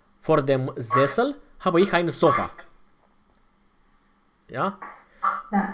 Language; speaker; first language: German; non-native, fluent; Romanian